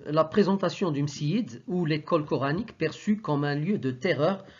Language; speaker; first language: French; non-native, local second language; Arabic